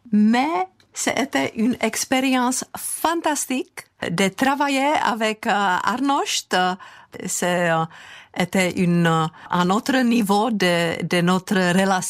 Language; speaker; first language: French; non-native, fluent; Czech